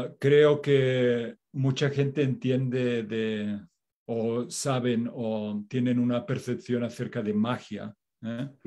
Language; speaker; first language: Spanish; non-native, local second language; Catalan